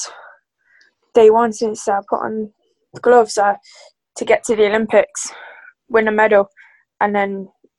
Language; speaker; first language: English; native; English